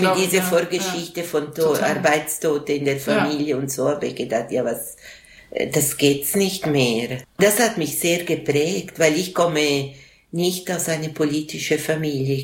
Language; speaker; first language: German; non-native, local second language; Italian